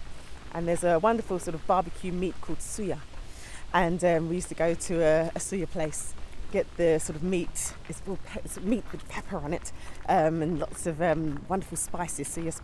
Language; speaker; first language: English; native; English